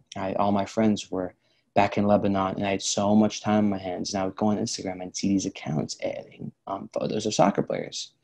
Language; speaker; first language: English; early bilingual, other home language; Arabic